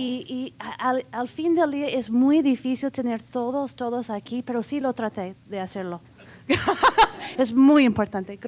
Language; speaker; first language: Spanish; non-native, fluent; English